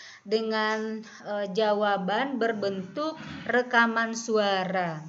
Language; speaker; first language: Indonesian; native; Indonesian